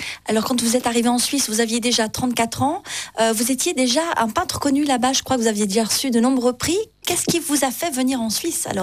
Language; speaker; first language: French; native; French